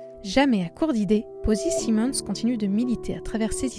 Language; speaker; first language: French; native; French